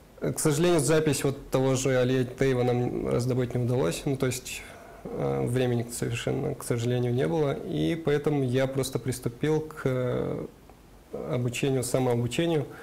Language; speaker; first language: Russian; non-native, local second language; Karachay-Balkar